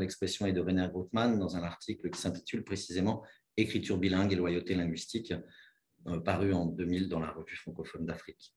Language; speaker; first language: French; native; French